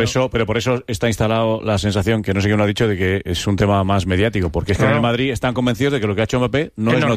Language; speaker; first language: Spanish; native; Spanish